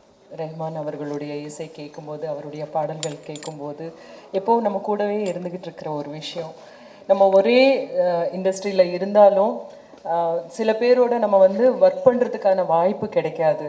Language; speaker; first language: Tamil; native; Tamil